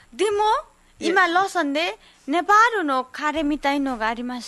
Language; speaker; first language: Japanese; non-native, learner; Nepali